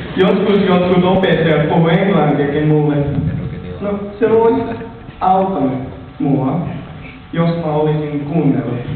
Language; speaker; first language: Finnish; non-native, learner; English